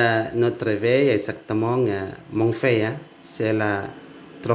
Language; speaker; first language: French; non-native, learner; Indonesian